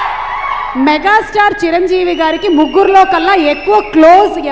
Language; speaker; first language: Telugu; native; Telugu